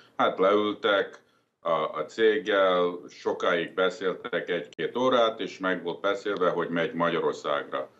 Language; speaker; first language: Hungarian; early bilingual, heritage; English